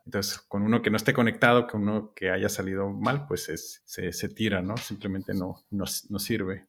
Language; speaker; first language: Spanish; native; Spanish